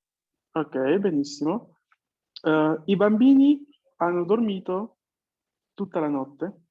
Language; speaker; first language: Italian; non-native, fluent; Spanish